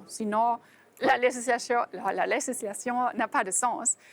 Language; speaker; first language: French; non-native, fluent; German